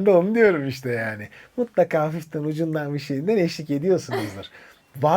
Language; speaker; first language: Turkish; native; Turkish